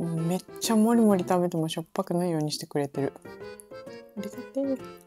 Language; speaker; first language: Japanese; native; Japanese